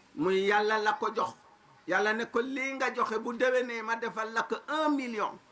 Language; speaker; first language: Wolof; non-native, local second language; Serer